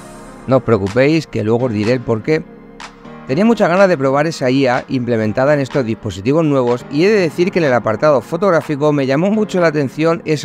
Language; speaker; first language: Spanish; native; Spanish